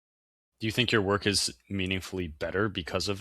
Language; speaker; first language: English; native; English